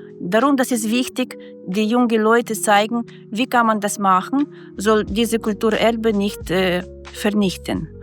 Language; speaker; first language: German; non-native, learner; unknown